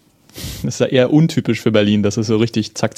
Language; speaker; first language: German; native; German